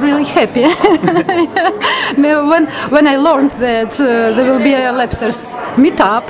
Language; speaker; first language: English; non-native, fluent; Latvian